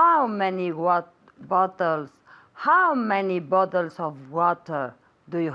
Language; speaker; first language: English; non-native, learner; Spanish